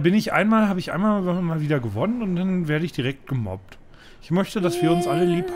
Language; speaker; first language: German; native; German